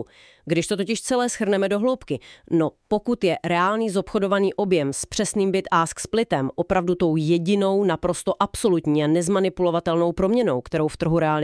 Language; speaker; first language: Czech; native; Czech